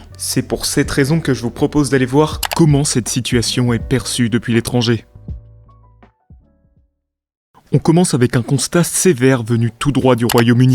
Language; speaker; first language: French; native; French